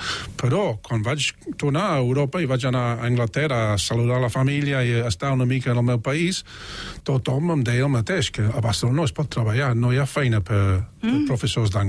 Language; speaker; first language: Catalan; non-native, fluent; English